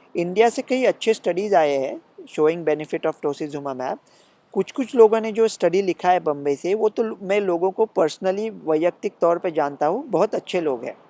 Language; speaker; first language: Hindi; non-native, local second language; Marathi